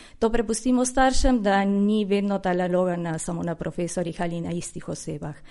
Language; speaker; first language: Slovenian; early bilingual, heritage; Slovenian